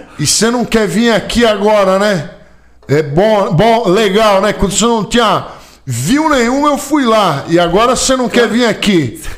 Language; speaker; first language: Portuguese; native; Portuguese